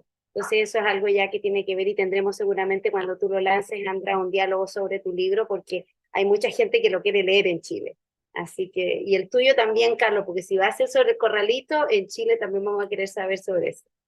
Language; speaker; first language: Spanish; native; Spanish